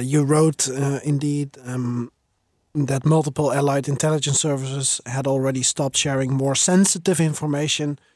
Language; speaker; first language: English; non-native, fluent; Dutch